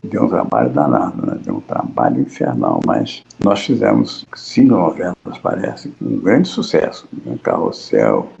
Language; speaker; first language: Portuguese; native; Portuguese